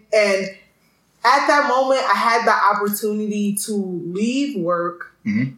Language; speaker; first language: English; early bilingual, other home language; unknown